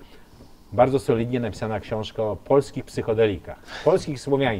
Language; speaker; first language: Polish; native; Polish